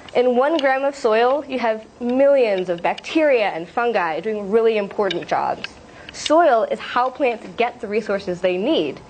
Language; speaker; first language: English; native; English